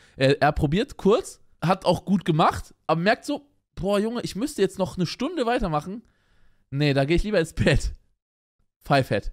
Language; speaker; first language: German; native; German